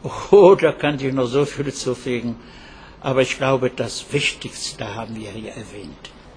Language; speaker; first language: German; native; German